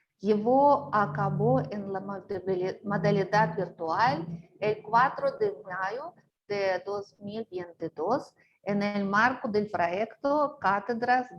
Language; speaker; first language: Spanish; non-native, fluent; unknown